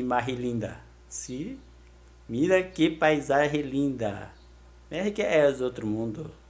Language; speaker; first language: Spanish; non-native, learner; Portuguese